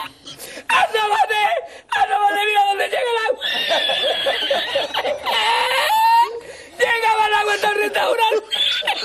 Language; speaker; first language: Spanish; native; Spanish